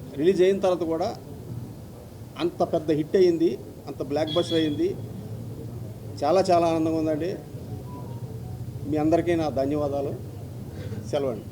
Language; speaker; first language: Telugu; native; Telugu